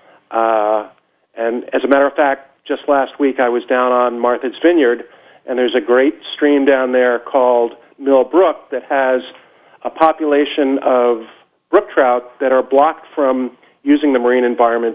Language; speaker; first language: English; native; English